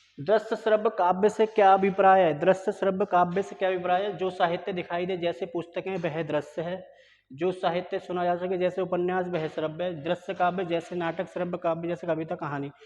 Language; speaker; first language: Hindi; native; Hindi